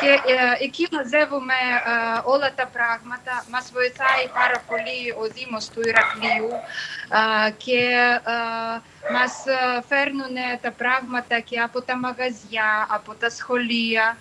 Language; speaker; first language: Greek; non-native, fluent; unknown